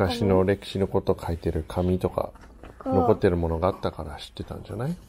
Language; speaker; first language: Japanese; native; Japanese